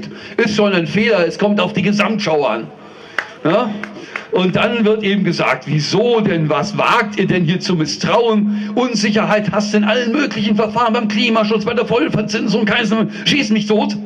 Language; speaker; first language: German; native; German